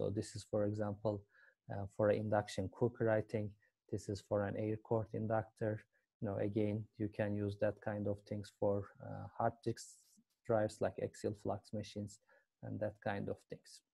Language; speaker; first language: English; non-native, fluent; Turkish